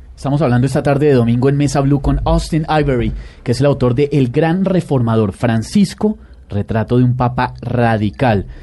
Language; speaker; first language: Spanish; native; Spanish